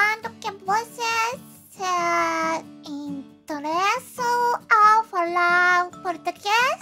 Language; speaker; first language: Portuguese; non-native, learner; Japanese